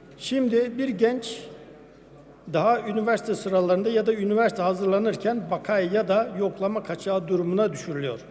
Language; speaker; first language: Turkish; non-native, local second language; Kurdish